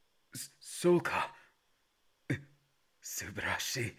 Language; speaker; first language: Japanese; non-native, learner; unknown